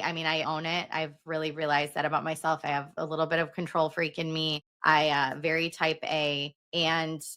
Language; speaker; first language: English; native; English